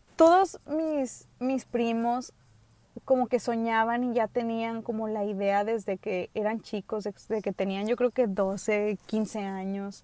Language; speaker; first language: Spanish; early bilingual, other home language; English